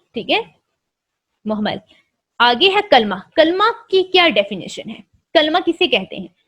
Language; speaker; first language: Urdu; native; Urdu